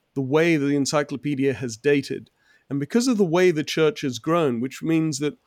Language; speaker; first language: English; native; English